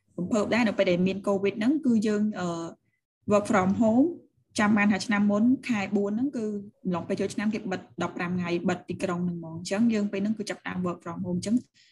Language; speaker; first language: Khmer; native; Khmer